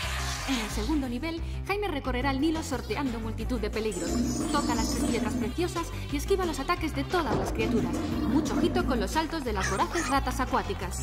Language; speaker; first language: Spanish; native; Spanish